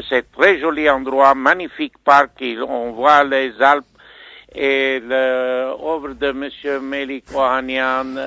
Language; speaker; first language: French; non-native, fluent; Armenian